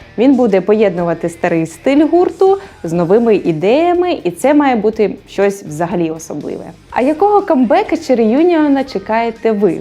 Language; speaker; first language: Ukrainian; native; Ukrainian